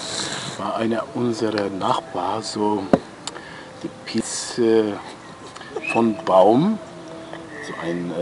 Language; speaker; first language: German; non-native, local second language; Turkish